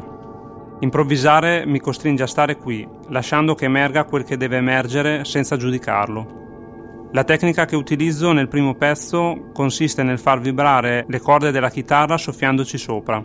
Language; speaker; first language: Italian; native; Italian